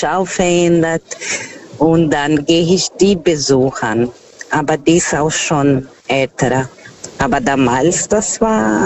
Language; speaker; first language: German; non-native, learner; Portuguese